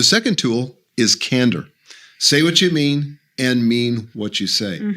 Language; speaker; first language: English; native; English